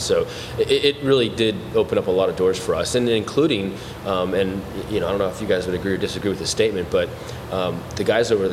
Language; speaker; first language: English; native; English